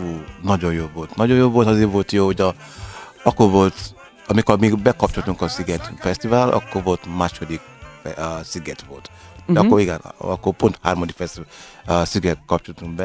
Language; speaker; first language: Hungarian; non-native, learner; Yoruba